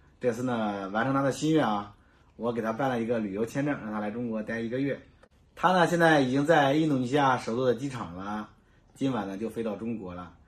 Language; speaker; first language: Chinese; native; Chinese